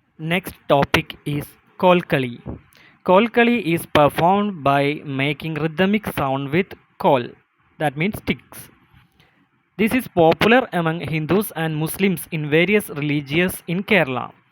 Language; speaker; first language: English; non-native, local second language; Malayalam